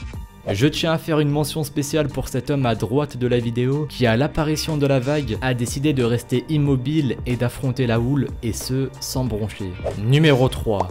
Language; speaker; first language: French; native; French